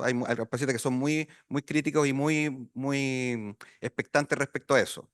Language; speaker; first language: Spanish; native; Spanish